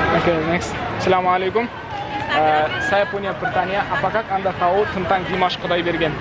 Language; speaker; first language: Indonesian; non-native, learner; Kazakh